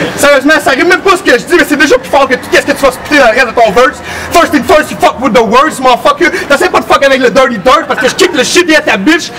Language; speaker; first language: French; native; French